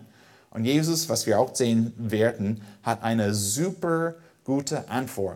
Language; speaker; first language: German; non-native, fluent; English